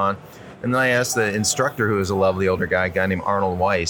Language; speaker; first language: English; native; English